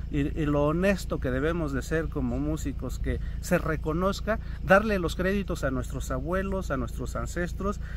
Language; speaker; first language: Spanish; non-native, local second language; Mixtepec Mixtec